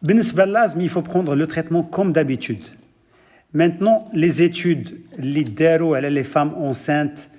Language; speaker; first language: French; non-native, local second language; Arabic